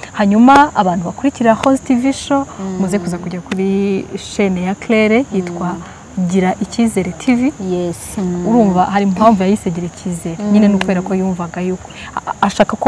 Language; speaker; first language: Kinyarwanda; native; Kinyarwanda